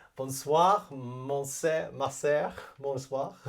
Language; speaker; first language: French; non-native, learner; English